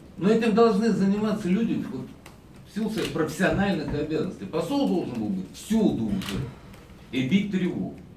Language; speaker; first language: Russian; native; Russian